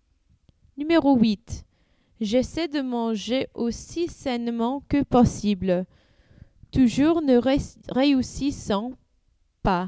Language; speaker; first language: French; non-native, learner; English